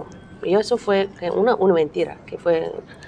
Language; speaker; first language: Spanish; non-native, learner; English